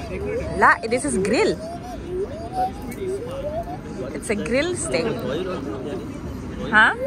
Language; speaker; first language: English; non-native, fluent; Indonesian